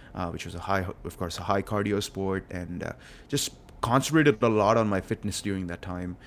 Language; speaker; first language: English; non-native, local second language; Telugu